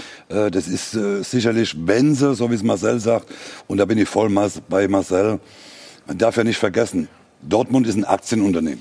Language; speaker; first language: German; native; German